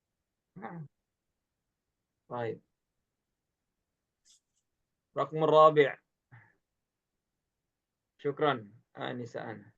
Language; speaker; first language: Arabic; non-native, fluent; Indonesian